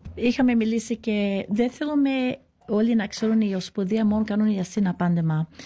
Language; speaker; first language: Greek; early bilingual, heritage; Greek